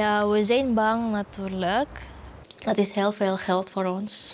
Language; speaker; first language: Dutch; non-native, learner; Indonesian